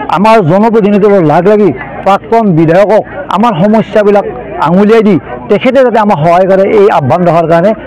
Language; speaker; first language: Assamese; native; Assamese